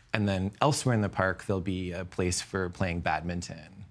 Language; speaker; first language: English; native; English